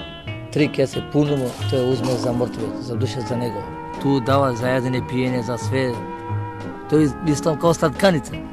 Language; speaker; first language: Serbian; non-native, learner; Macedonian